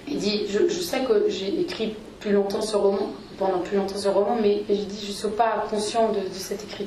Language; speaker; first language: French; native; French